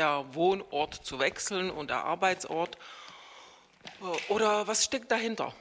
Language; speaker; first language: German; non-native, fluent; Czech